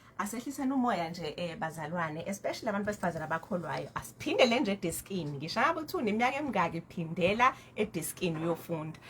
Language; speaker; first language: Zulu; native; Zulu